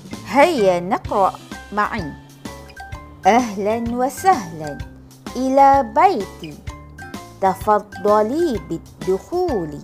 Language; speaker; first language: Arabic; non-native, fluent; Malay